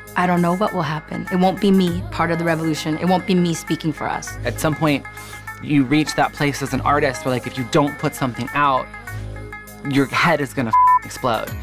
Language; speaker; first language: English; native; English